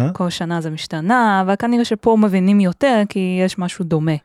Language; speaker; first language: Hebrew; non-native, fluent; Chinese